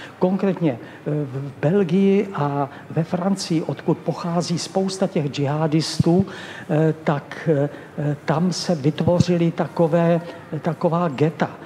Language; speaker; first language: Czech; native; Czech